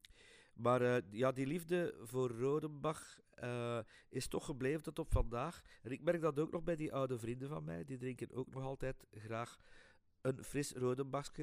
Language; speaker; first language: Dutch; native; Dutch